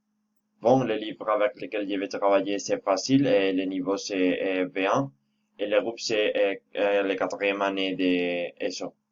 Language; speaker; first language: French; non-native, fluent; Spanish